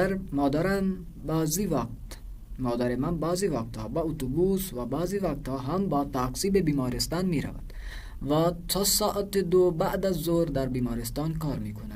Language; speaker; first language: Persian; non-native, fluent; Urdu